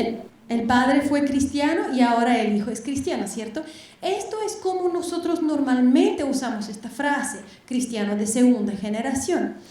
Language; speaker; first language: Spanish; non-native, fluent; Bulgarian